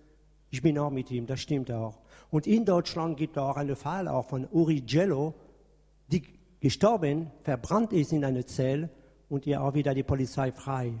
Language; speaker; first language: German; non-native, fluent; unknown